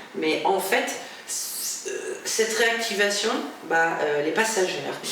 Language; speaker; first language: French; native; French